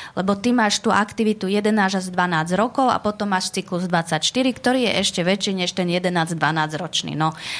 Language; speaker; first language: Slovak; native; Slovak